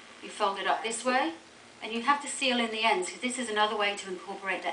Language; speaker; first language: English; native; English